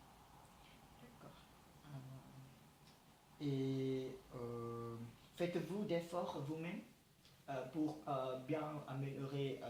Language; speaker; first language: French; non-native, learner; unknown